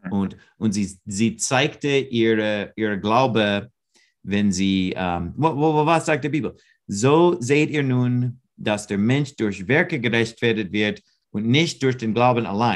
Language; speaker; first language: German; non-native, learner; English